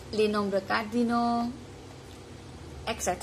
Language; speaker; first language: French; non-native, fluent; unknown